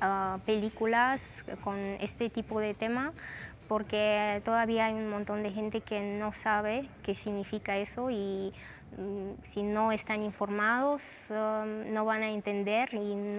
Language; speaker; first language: Spanish; non-native, fluent; Romanian